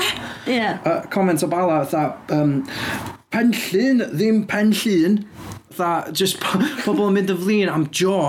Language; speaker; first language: Welsh; native; Welsh